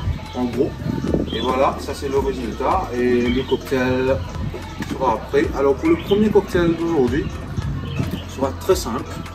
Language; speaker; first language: French; non-native, local second language; Morisyen